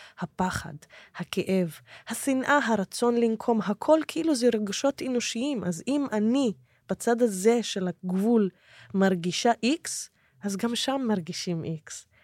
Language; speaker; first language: Hebrew; non-native, local second language; Arabic